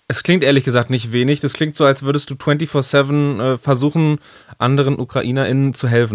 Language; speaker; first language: German; native; German